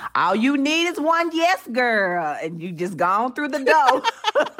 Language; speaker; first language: English; native; English